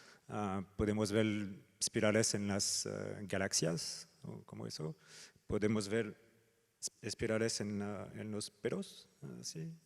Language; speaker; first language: Spanish; non-native, fluent; French